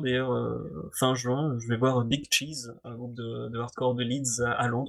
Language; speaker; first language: French; native; French